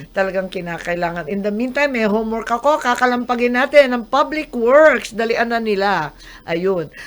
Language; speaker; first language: Filipino; native; Filipino